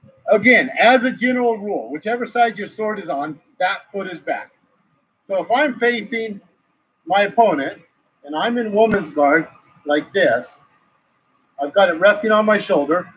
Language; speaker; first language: English; native; English